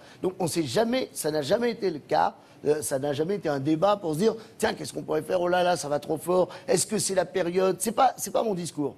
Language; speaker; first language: French; native; French